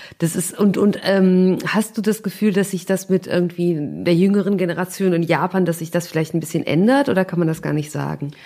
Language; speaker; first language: German; native; German